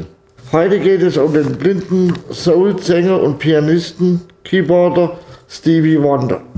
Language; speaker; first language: German; native; German